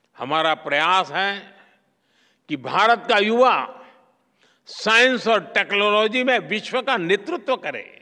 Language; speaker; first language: Hindi; non-native, local second language; Gujarati